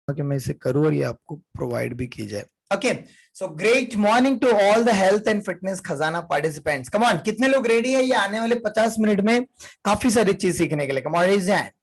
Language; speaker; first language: Hindi; native; Hindi